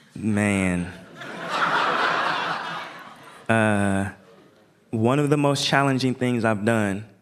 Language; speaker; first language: English; native; English